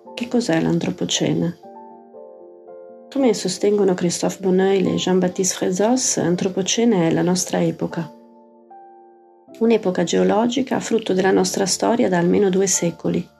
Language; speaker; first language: Italian; native; Italian